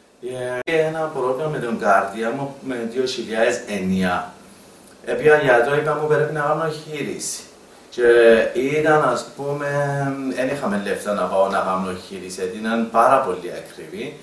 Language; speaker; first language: Greek; non-native, learner; Persian